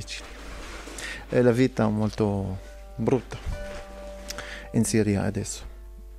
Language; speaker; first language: Italian; non-native, learner; Arabic